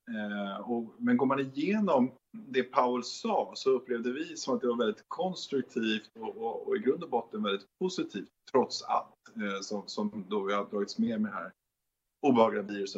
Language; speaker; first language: Swedish; native; Swedish